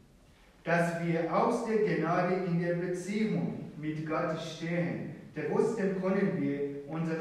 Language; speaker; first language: German; non-native, fluent; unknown